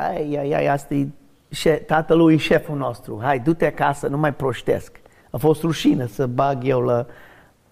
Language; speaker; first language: Romanian; non-native, learner; English